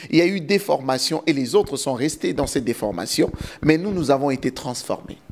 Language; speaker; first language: French; non-native, local second language; Lingala